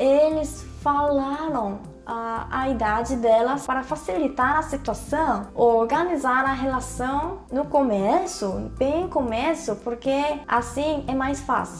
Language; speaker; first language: Portuguese; non-native, fluent; Korean